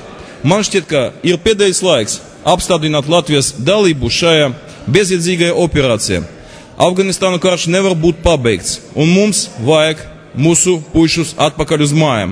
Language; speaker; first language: Latvian; non-native, local second language; Russian